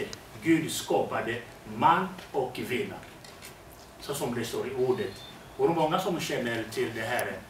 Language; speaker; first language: Swedish; non-native, fluent; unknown